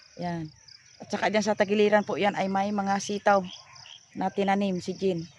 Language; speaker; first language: Filipino; native; Filipino